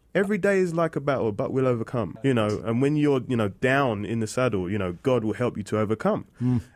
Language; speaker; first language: English; native; English